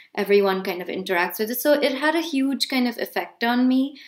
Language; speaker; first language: English; non-native, local second language; Hindi